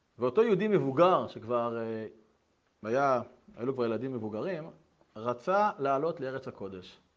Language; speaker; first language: Hebrew; native; Hebrew